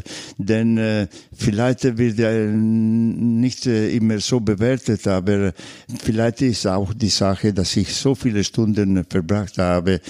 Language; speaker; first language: German; non-native, fluent; Italian